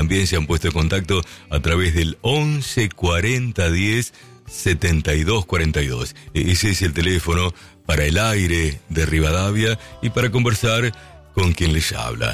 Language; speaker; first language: Spanish; native; Spanish